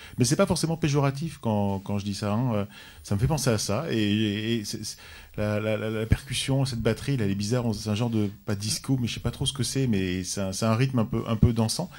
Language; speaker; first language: French; native; French